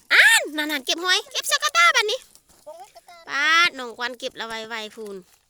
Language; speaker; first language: Thai; native; Thai